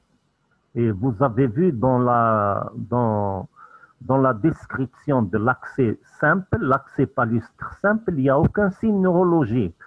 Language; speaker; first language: French; non-native, local second language; Arabic